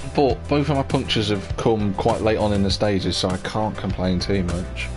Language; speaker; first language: English; native; English